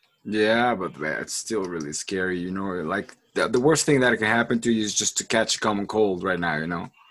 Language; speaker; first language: English; non-native, fluent; Spanish